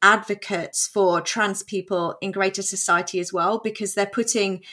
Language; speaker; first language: English; native; English